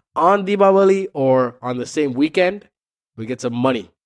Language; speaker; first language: English; native; English